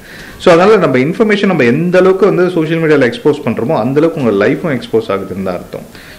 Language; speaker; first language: Tamil; native; Tamil